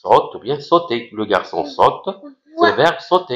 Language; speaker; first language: French; non-native, local second language; Arabic